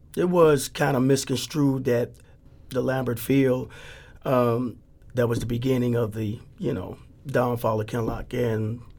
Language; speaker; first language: English; native; English